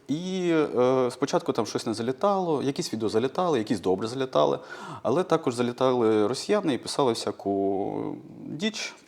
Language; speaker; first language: Ukrainian; non-native, local second language; Russian